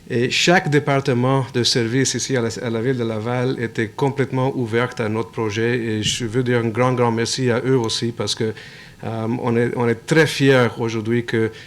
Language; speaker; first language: French; non-native, local second language; English